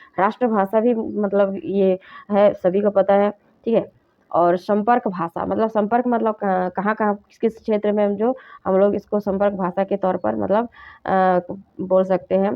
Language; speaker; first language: Hindi; native; Hindi